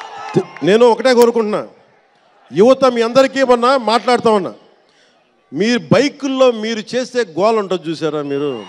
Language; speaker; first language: Telugu; native; Telugu